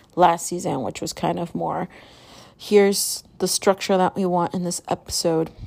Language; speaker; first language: English; early bilingual, other home language; Spanish